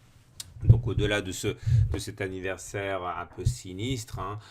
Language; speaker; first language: French; native; French